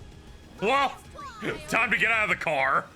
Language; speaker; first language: English; native; English